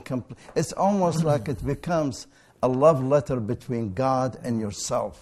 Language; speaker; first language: English; non-native, fluent; Arabic